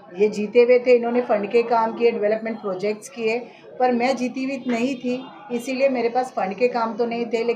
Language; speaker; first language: Hindi; non-native, local second language; Marathi